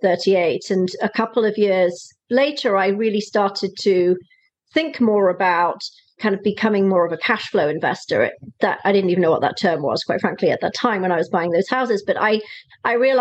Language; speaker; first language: English; native; English